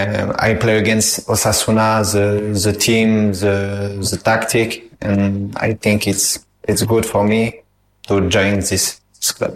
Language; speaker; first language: English; non-native, fluent; French